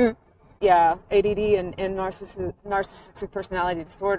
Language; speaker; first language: English; native; English